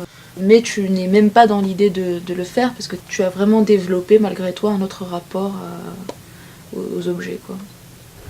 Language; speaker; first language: French; non-native, local second language; Arabic